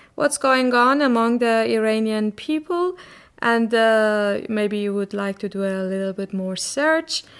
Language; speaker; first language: English; non-native, fluent; Persian